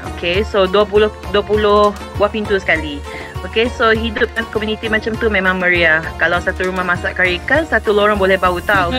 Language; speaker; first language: Malay; non-native, local second language; Iban